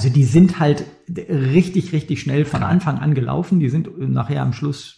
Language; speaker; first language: German; native; German